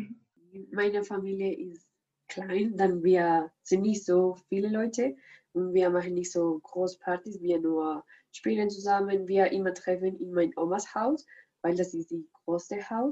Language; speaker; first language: German; non-native, learner; Spanish